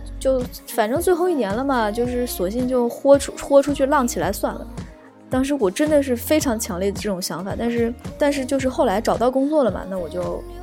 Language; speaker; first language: Chinese; native; Chinese